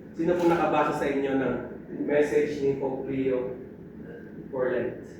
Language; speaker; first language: Filipino; non-native, local second language; Iloko